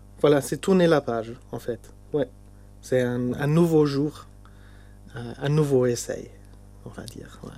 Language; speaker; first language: French; non-native, local second language; Luxembourgish